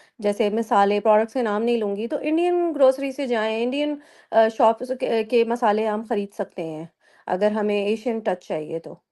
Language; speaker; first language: Urdu; native; Urdu